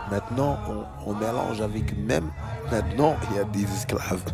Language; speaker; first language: French; non-native, learner; Arabic